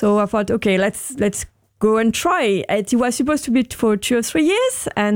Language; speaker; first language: English; non-native, fluent; French